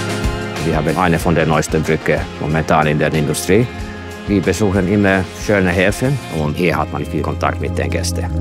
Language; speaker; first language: German; non-native, fluent; Finnish